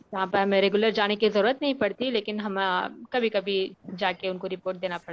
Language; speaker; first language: Hindi; native; Hindi